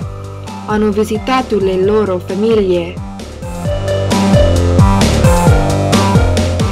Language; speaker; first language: Italian; non-native, learner; English